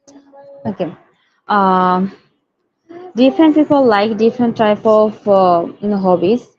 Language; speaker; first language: English; non-native, learner; Bangla